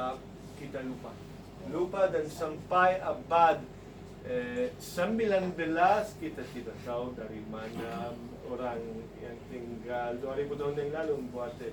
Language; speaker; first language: Indonesian; non-native, fluent; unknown